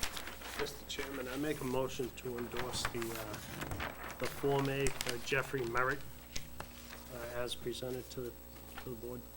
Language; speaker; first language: English; native; English